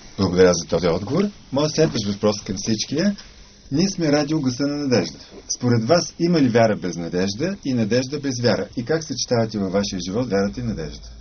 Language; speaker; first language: Bulgarian; native; Bulgarian